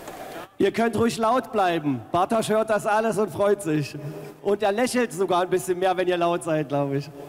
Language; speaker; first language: German; native; German